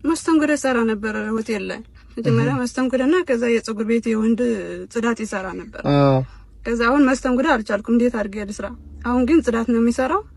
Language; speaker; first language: Amharic; non-native, local second language; Tigrinya